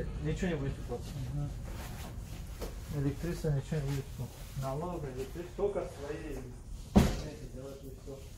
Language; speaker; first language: Russian; non-native, fluent; Tajik